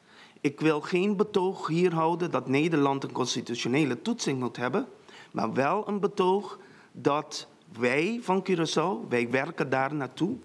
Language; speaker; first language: Dutch; non-native, local second language; Papiamento